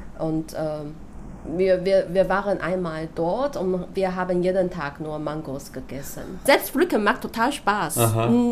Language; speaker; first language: German; non-native, fluent; Chinese